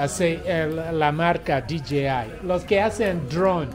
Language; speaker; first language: Spanish; non-native, learner; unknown